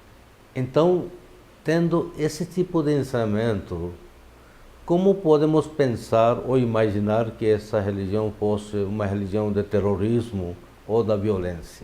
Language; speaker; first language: Portuguese; non-native, fluent; Urdu